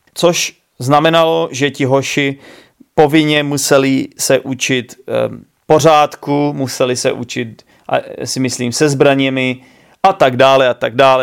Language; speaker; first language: Czech; native; Czech